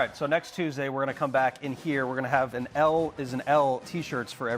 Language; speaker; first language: English; native; English